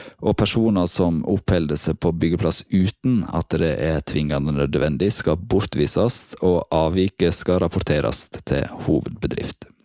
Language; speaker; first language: Norwegian; native; Norwegian